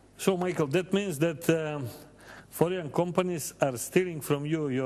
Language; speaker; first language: English; non-native, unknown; Macedonian